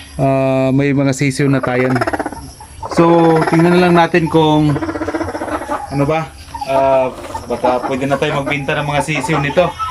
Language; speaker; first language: Filipino; non-native, local second language; Cebuano